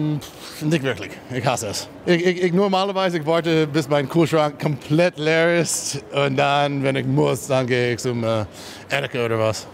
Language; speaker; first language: German; non-native, learner; English